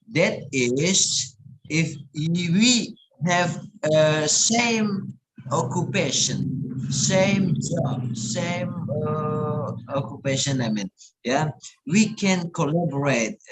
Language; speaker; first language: English; non-native, learner; Indonesian